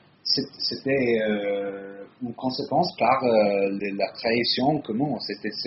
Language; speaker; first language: French; non-native, learner; Italian